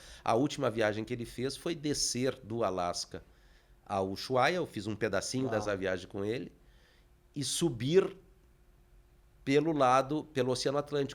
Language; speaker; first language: Portuguese; native; Portuguese